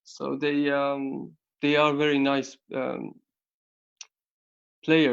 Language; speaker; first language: English; non-native, learner; Persian